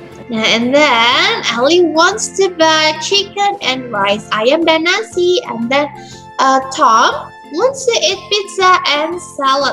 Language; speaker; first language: English; non-native, fluent; Indonesian